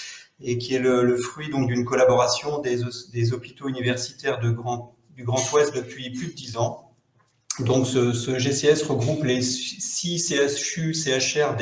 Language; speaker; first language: French; native; French